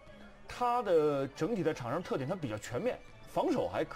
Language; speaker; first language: Chinese; native; Chinese